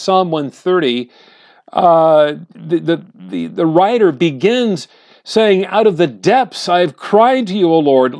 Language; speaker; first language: English; native; English